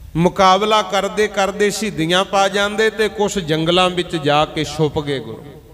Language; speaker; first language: Punjabi; native; Punjabi